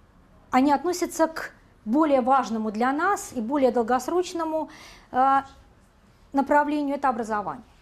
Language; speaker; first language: Russian; native; Russian